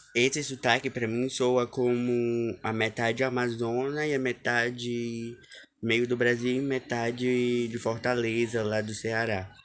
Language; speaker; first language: Portuguese; native; Portuguese